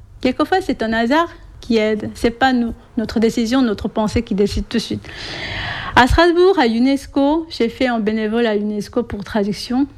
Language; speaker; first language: French; non-native, fluent; Korean